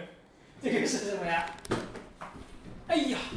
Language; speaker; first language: Chinese; native; Chinese